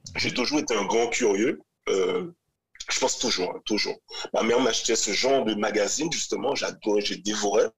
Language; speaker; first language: French; native; French